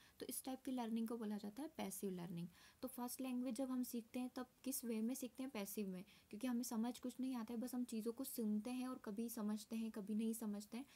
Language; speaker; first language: Hindi; native; Hindi